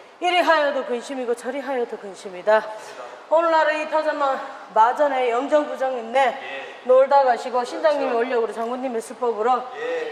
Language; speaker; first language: Korean; native; Korean